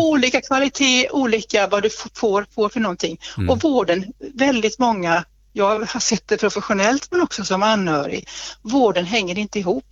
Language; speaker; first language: Swedish; native; Swedish